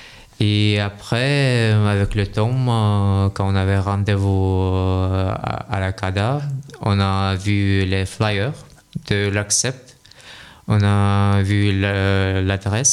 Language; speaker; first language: French; non-native, learner; Russian